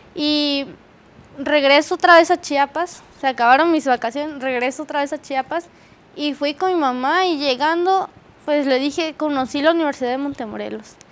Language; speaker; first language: Spanish; native; Spanish